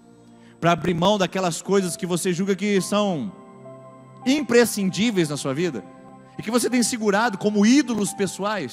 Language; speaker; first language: Portuguese; native; Portuguese